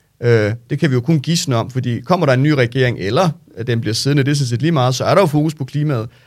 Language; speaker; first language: Danish; early bilingual, other home language; Turkish